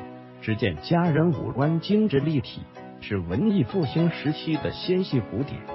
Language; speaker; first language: Chinese; native; Chinese